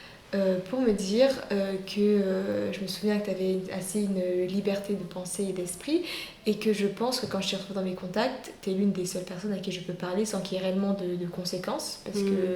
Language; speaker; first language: French; native; French